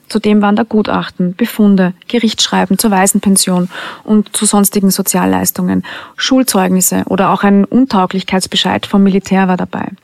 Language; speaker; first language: German; native; German